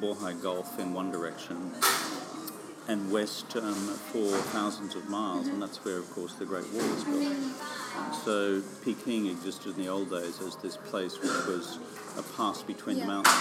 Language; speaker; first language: English; native; English